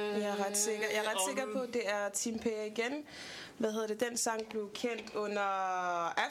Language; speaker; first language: Danish; early bilingual, other home language; French